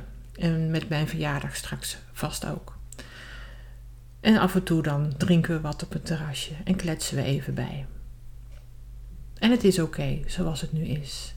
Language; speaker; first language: Dutch; native; Dutch